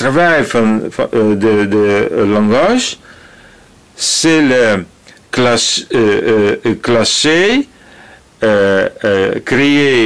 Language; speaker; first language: French; non-native, learner; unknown